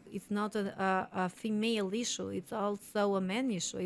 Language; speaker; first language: English; non-native, fluent; Albanian